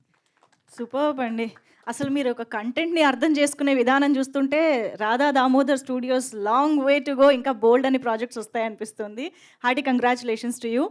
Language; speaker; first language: Telugu; native; Telugu